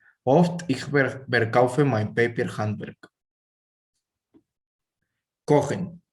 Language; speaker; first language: German; non-native, learner; Spanish